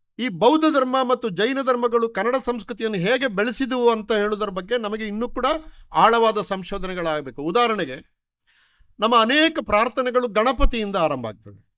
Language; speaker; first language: Kannada; non-native, local second language; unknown